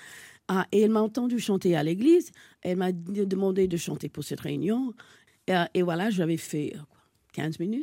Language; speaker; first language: French; non-native, fluent; English